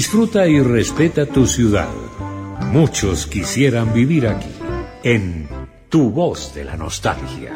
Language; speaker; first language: Spanish; native; Spanish